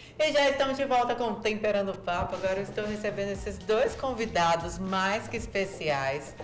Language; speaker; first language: Portuguese; native; Portuguese